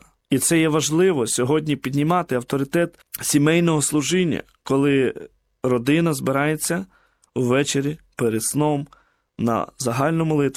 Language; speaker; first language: Ukrainian; native; Ukrainian